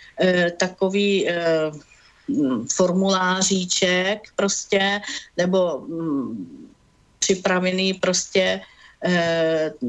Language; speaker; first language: Czech; native; Czech